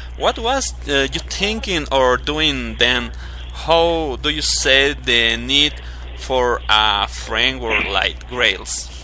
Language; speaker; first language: English; non-native, learner; Spanish